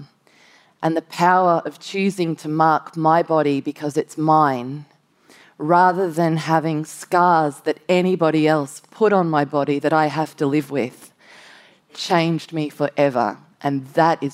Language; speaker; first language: English; native; English